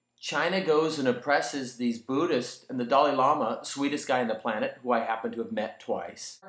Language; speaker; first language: English; native; English